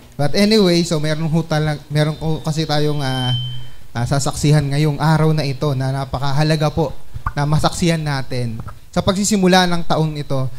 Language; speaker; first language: Filipino; native; Filipino